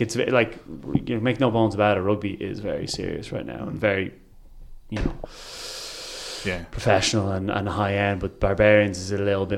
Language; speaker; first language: English; native; English